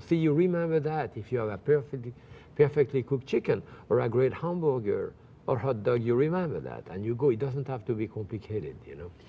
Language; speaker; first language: English; non-native, fluent; French